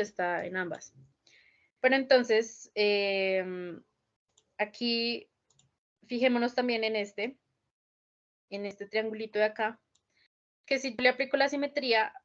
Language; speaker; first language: Spanish; native; Spanish